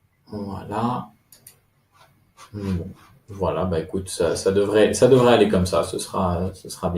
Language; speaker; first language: French; native; French